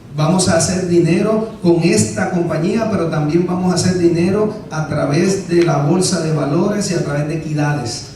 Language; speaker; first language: Spanish; native; Spanish